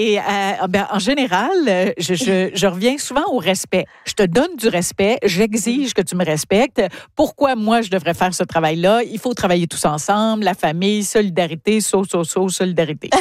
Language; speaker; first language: French; native; French